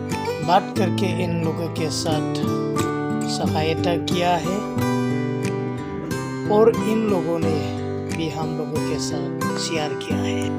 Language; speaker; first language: Hindi; non-native, local second language; Bodo